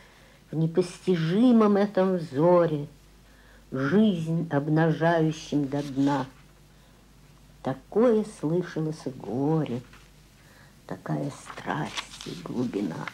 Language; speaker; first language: Russian; native; Russian